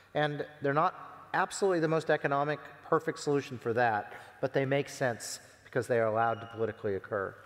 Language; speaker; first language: English; native; English